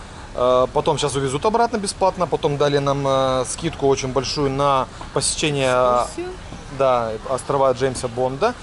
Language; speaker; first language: Russian; native; Russian